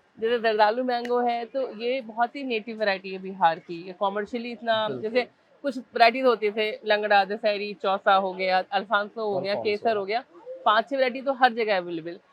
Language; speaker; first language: Hindi; native; Hindi